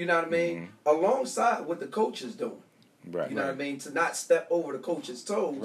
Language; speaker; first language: English; native; English